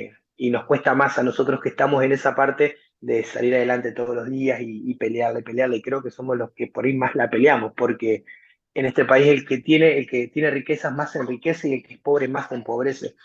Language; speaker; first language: Spanish; native; Spanish